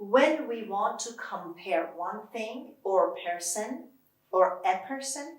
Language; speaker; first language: English; non-native, fluent; Persian